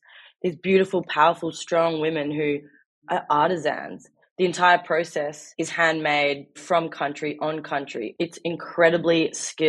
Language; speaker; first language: English; native; English